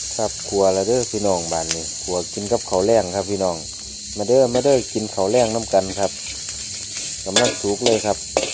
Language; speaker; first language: Thai; native; Thai